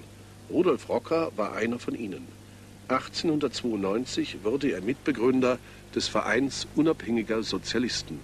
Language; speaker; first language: German; native; German